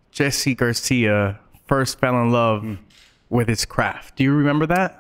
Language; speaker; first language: English; native; English